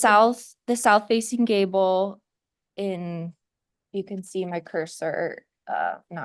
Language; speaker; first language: English; native; English